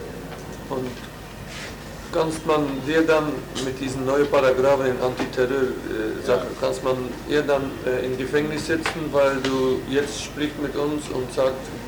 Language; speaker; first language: German; non-native, learner; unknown